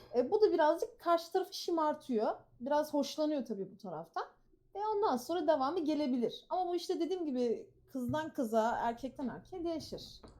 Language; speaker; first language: Turkish; early bilingual, heritage; Turkish